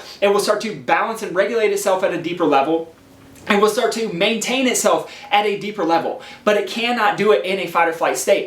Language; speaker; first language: English; native; English